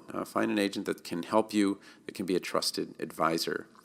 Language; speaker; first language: English; native; English